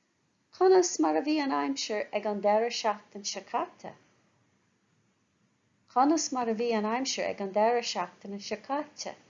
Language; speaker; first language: Irish; non-native, local second language; English